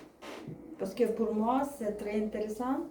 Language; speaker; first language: French; non-native, learner; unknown